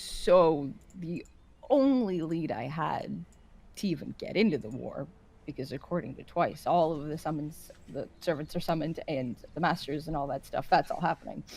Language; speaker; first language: English; native; English